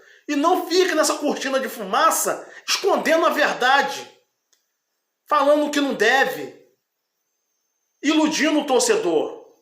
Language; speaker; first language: Portuguese; native; Portuguese